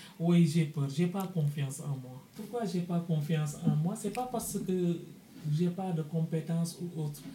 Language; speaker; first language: French; non-native, local second language; Wolof